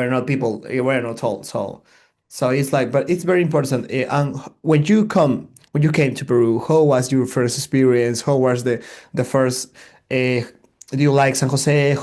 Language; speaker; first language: English; non-native, learner; Spanish